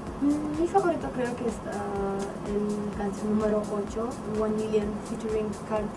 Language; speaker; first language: Spanish; non-native, learner; Romanian